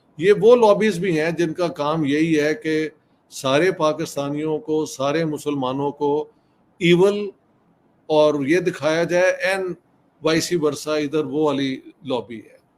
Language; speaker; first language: Urdu; non-native, local second language; Punjabi